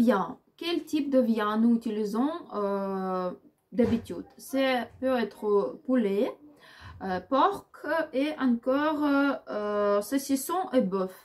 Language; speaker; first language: French; non-native, learner; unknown